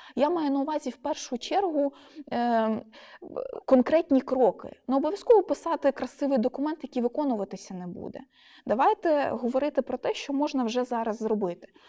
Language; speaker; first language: Ukrainian; non-native, local second language; Russian